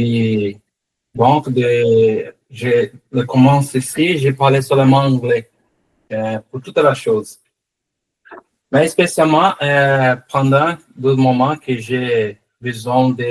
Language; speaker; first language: French; non-native, learner; Portuguese